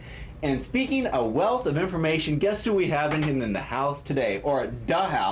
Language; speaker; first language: English; native; English